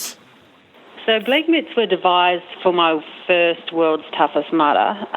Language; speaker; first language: English; native; English